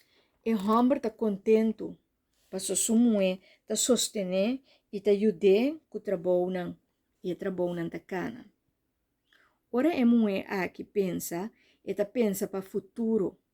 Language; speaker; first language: Portuguese; non-native, learner; Papiamento